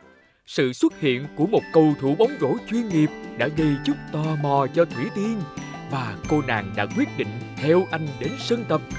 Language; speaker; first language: Vietnamese; native; Vietnamese